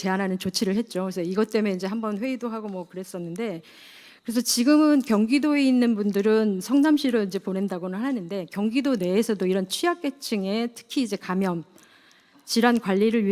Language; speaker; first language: Korean; native; Korean